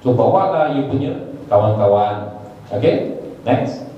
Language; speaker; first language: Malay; non-native, local second language; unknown